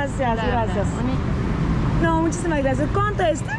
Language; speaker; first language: Spanish; non-native, learner; Turkish